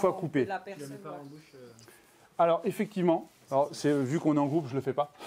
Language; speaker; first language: French; native; French